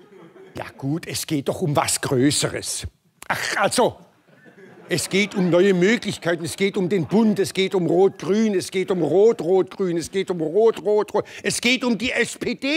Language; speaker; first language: German; native; German